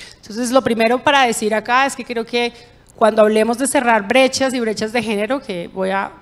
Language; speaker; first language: Spanish; native; Spanish